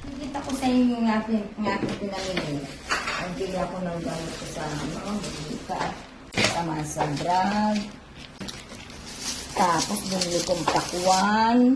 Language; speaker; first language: Filipino; non-native, learner; Korean